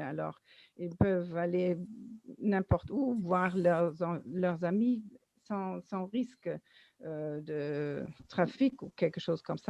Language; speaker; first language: French; non-native, learner; German